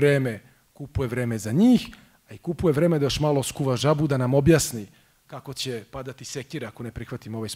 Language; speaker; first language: Croatian; native; Croatian